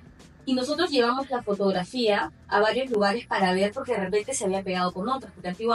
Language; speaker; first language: Spanish; native; Spanish